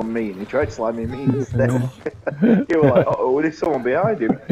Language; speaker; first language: English; native; English